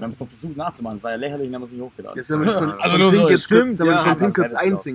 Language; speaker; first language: German; native; German